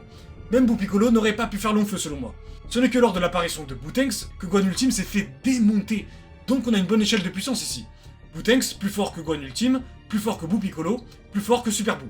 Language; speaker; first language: French; native; French